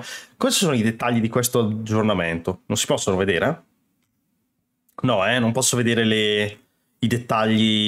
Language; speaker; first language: Italian; native; Italian